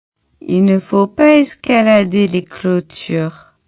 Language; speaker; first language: French; non-native, local second language; Arabic